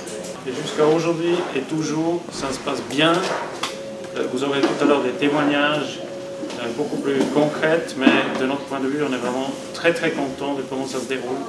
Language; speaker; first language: French; native; French